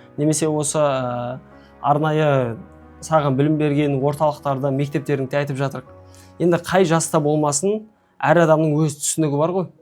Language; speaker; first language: Kazakh; native; Kazakh